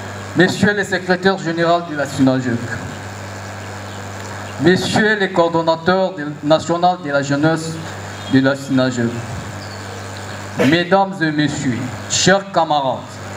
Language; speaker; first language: French; non-native, local second language; Luba-Lulua